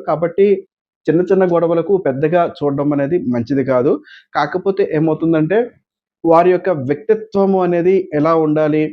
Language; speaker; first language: Telugu; native; Telugu